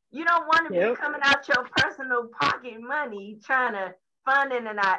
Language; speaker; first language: English; native; English